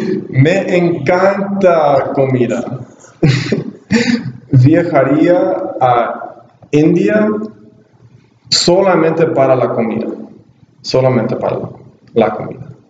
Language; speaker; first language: Spanish; non-native, learner; English